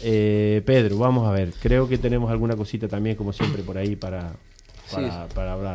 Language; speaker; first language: Spanish; native; Spanish